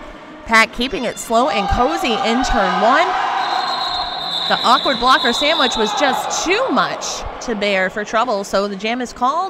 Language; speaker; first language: English; native; English